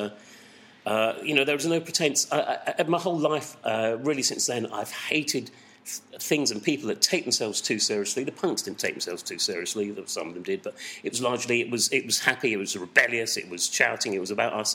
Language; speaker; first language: English; native; English